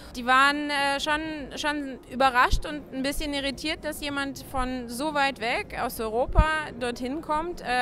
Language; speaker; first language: German; non-native, fluent; Russian